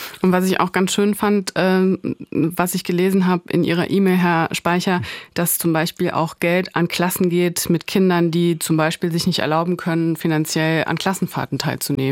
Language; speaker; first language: German; native; German